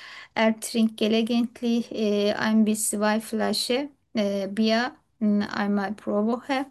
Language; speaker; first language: German; non-native, learner; Turkish